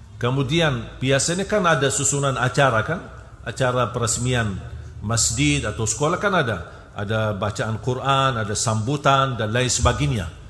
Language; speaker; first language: Malay; non-native, fluent; Arabic